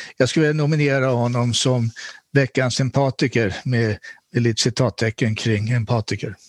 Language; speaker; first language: Swedish; native; Swedish